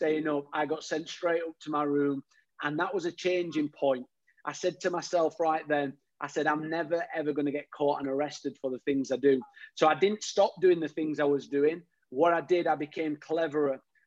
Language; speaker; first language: English; native; English